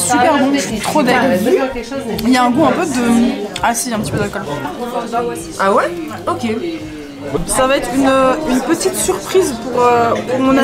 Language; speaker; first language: French; native; French